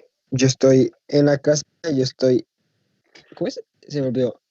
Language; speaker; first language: Spanish; native; Spanish